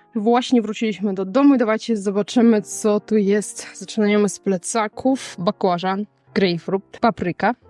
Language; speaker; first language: Polish; non-native, fluent; Kazakh